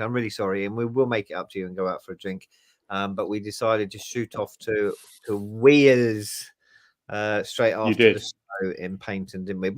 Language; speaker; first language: English; native; English